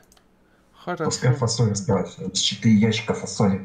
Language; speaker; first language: Russian; native; Russian